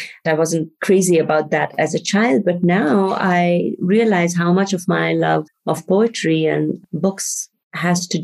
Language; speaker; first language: English; non-native, local second language; Bangla